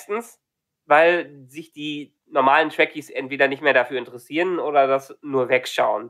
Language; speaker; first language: German; native; German